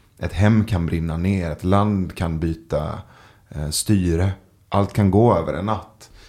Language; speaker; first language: Swedish; early bilingual, other home language; Persian